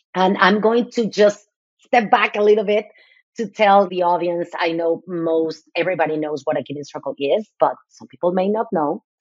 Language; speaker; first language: English; non-native, fluent; Spanish